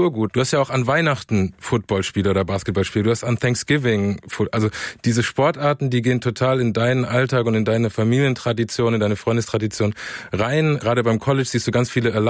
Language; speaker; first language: German; native; German